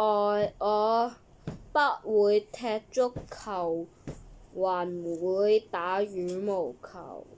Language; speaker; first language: Chinese; non-native, learner; English